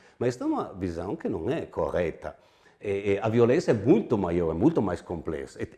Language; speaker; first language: Portuguese; non-native, fluent; Italian